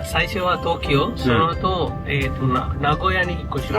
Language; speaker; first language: Japanese; non-native, learner; Sinhala